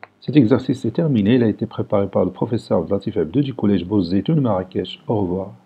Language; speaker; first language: French; non-native, local second language; Arabic